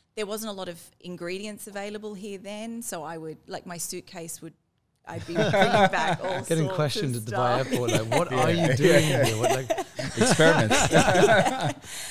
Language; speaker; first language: English; native; English